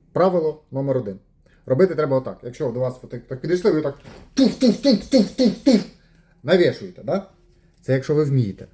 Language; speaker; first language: Ukrainian; non-native, local second language; Russian